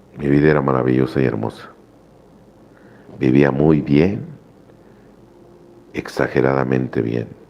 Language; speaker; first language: Spanish; native; Spanish